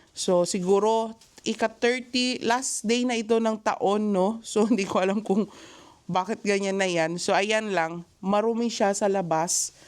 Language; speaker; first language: Filipino; native; Filipino